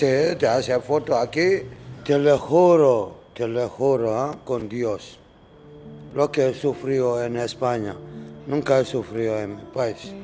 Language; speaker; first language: Spanish; non-native, learner; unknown